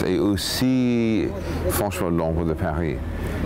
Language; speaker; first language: French; non-native, fluent; English